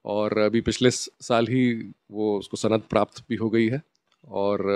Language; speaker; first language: Hindi; native; Hindi